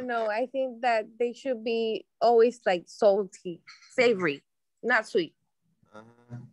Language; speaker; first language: English; non-native, learner; Spanish